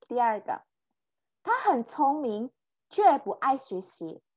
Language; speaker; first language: Chinese; non-native, fluent; Indonesian